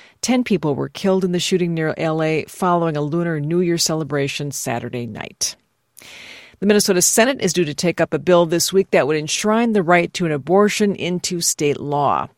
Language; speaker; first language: English; native; English